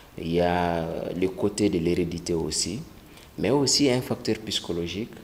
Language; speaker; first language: French; non-native, local second language; Bambara